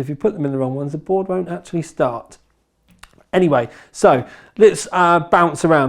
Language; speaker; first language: English; native; English